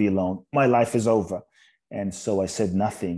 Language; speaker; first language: English; native; English